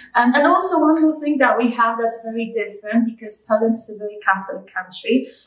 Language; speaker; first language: English; non-native, fluent; Polish